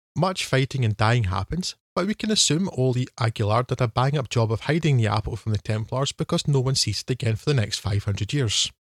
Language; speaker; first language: English; native; English